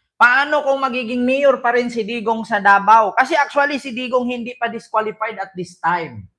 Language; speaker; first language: Filipino; non-native, local second language; Cebuano